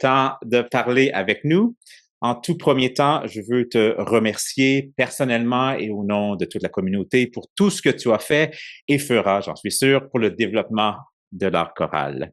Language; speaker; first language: French; native; French